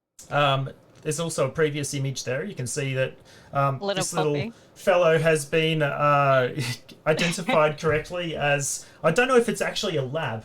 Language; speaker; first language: English; native; English